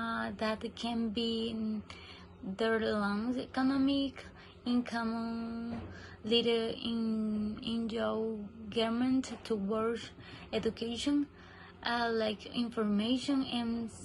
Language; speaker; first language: English; non-native, learner; Spanish